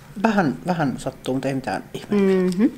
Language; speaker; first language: Finnish; native; Finnish